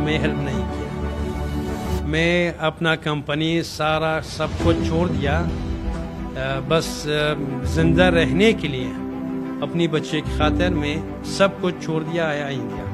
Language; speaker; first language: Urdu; non-native, learner; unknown